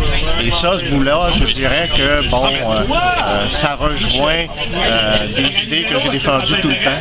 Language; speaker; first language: French; native; French